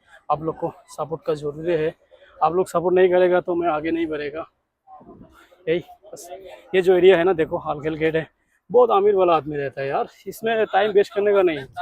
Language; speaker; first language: Hindi; non-native, local second language; Rangpuri